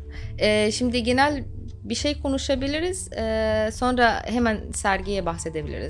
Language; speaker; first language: Turkish; non-native, fluent; Arabic